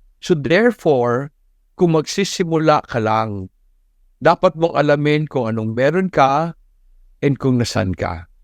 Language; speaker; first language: Filipino; non-native, local second language; Cebuano